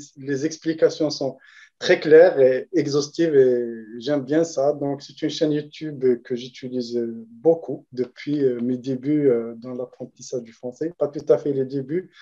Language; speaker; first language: French; non-native, local second language; Arabic